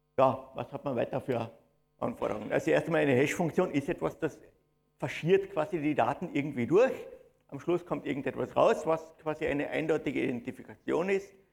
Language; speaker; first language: German; native; German